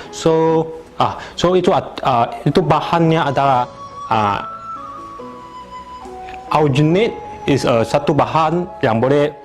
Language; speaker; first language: Indonesian; non-native, local second language; Chinese